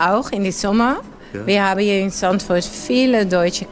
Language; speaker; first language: German; non-native, learner; Dutch